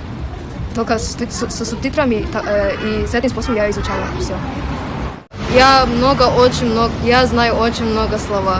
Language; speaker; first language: Russian; non-native, local second language; English